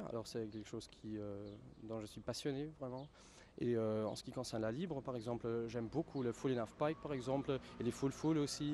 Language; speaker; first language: French; non-native, fluent; German